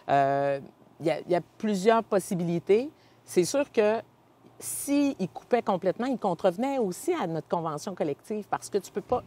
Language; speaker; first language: French; native; French